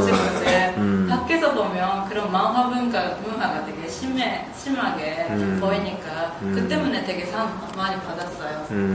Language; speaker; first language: Korean; non-native, fluent; Japanese